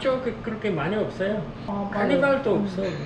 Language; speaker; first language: Korean; non-native, learner; Portuguese